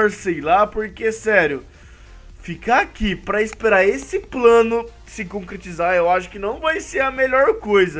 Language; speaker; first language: Portuguese; native; Portuguese